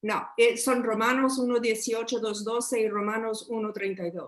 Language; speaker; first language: Spanish; early bilingual, heritage; English